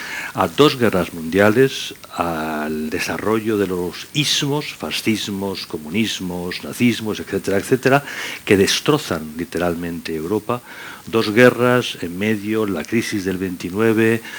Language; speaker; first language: Spanish; native; Spanish